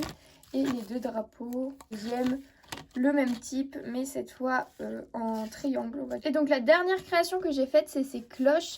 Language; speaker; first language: French; native; French